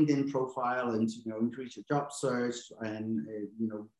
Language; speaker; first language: English; non-native, fluent; Danish